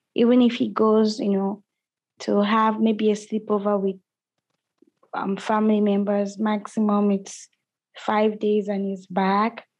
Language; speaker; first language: English; non-native, local second language; Yoruba